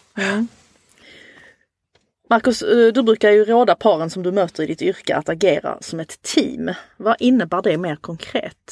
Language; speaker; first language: Swedish; native; Swedish